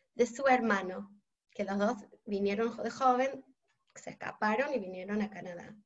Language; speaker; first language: Spanish; non-native, fluent; English